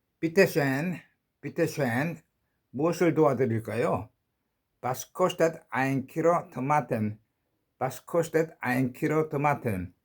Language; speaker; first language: German; non-native, learner; Korean